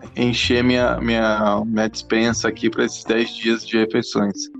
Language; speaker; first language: Portuguese; non-native, fluent; English